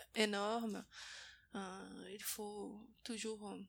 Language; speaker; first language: French; non-native, fluent; Portuguese